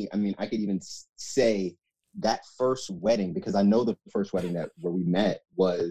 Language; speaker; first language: English; native; English